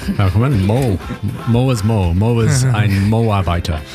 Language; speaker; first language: German; non-native, learner; English